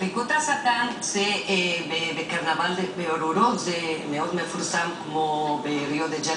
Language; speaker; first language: Hebrew; non-native, fluent; Spanish